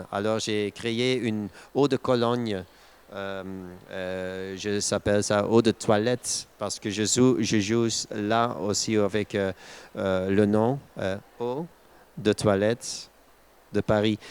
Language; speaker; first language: French; non-native, local second language; Dutch